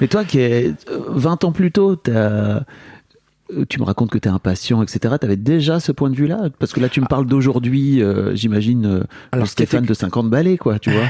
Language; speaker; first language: French; native; French